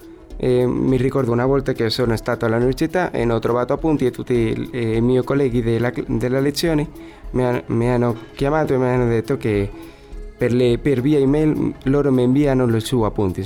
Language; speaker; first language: Italian; non-native, learner; Spanish